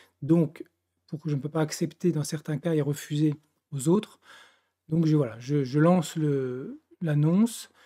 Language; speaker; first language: French; native; French